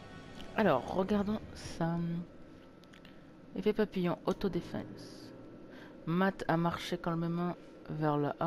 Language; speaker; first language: French; native; French